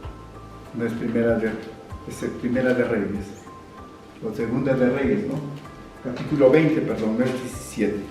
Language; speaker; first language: Spanish; native; Spanish